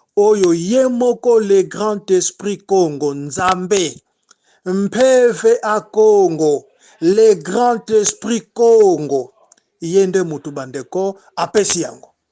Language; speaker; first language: Lingala; non-native, local second language; Kongo